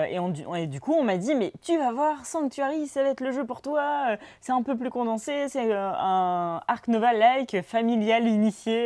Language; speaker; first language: French; native; French